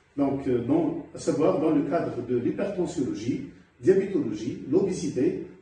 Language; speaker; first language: French; non-native, local second language; Arabic